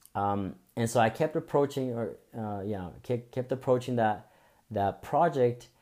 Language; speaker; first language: English; early bilingual, other home language; Spanish